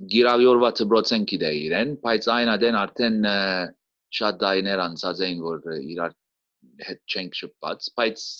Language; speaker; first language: Armenian; early bilingual, heritage; Armenian